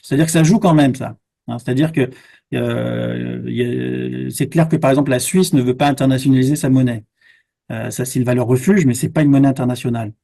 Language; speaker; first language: French; native; French